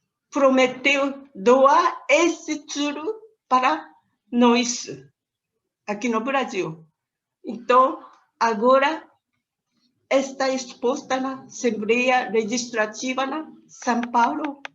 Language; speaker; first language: Portuguese; non-native, learner; Japanese